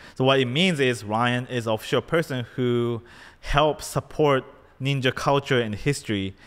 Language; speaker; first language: English; non-native, fluent; Japanese